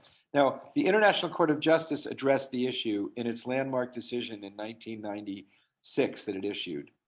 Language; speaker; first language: English; native; English